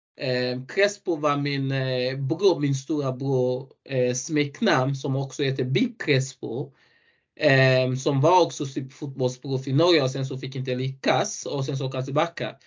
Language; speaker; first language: Swedish; non-native, fluent; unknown